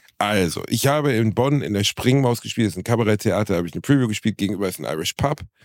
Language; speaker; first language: German; native; German